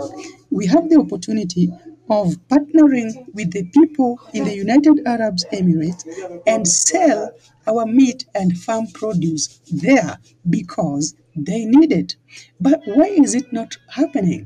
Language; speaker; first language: English; non-native, local second language; Luo (Kenya and Tanzania)